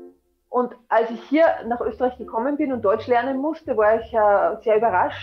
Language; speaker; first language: German; non-native, fluent; Finnish